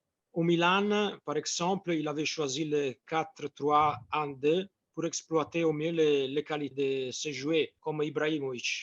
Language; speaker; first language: French; non-native, fluent; Italian